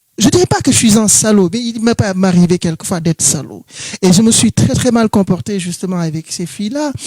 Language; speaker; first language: French; non-native, local second language; Wolof